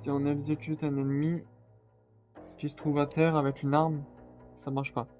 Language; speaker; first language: French; native; French